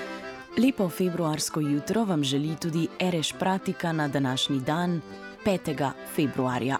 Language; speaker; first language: Slovenian; native; Slovenian